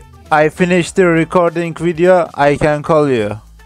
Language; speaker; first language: English; non-native, learner; Turkish